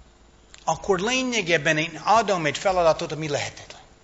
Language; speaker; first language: Hungarian; non-native, fluent; English